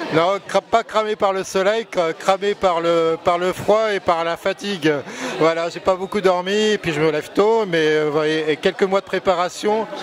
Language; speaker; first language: French; native; French